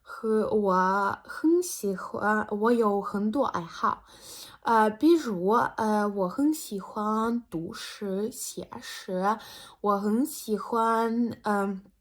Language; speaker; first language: Chinese; non-native, fluent; Ukrainian